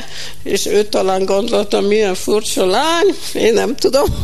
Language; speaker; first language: Hungarian; early bilingual, heritage; Hungarian